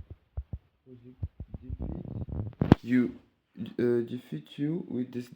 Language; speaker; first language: English; non-native, learner; French